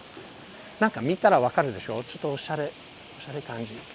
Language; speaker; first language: Japanese; non-native, fluent; English